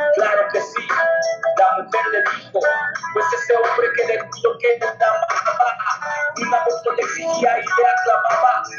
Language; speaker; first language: Spanish; native; Spanish